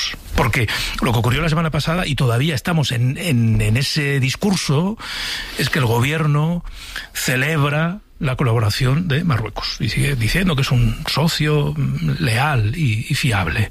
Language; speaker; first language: Spanish; native; Spanish